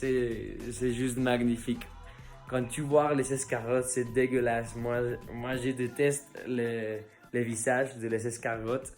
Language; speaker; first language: French; non-native, learner; Spanish